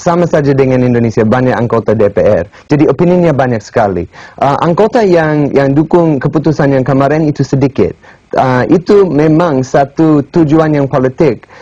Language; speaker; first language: Indonesian; non-native, fluent; English